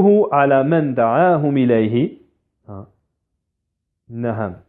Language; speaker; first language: Arabic; non-native, fluent; French